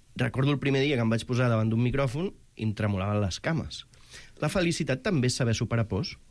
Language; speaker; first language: Catalan; native; Catalan